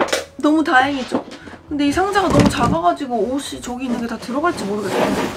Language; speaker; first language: Korean; native; Korean